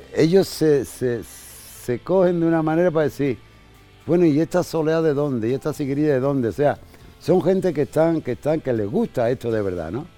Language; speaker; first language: Spanish; native; Spanish